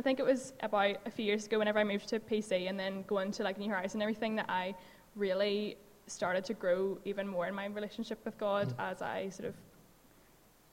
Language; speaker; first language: English; native; English